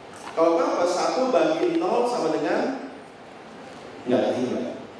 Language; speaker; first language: Indonesian; native; Indonesian